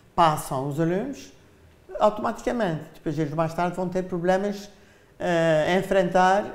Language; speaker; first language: Portuguese; native; Portuguese